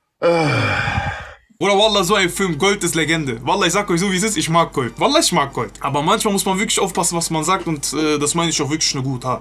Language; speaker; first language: German; early bilingual, other home language; Turkish